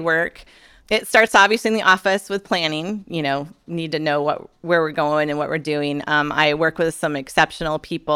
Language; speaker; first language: English; native; English